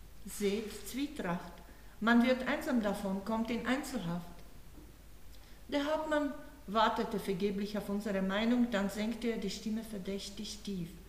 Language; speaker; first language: German; non-native, fluent; Slovak